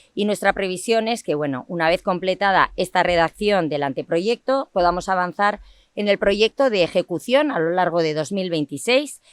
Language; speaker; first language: Spanish; non-native, local second language; Basque